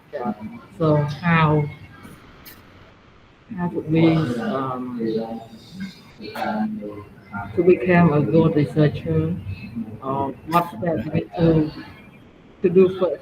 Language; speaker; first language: English; non-native, learner; Khmer